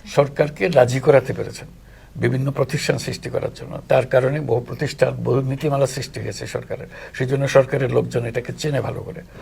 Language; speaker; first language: Bangla; native; Bangla